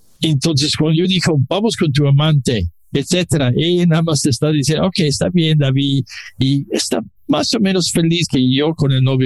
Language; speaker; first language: Spanish; non-native, learner; English